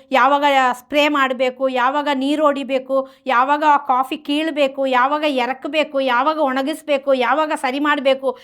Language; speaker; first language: Kannada; native; Kannada